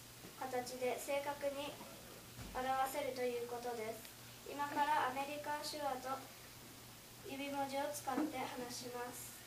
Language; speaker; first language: Japanese; early bilingual, heritage; Japanese